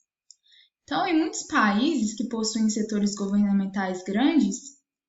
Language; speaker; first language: Portuguese; native; Portuguese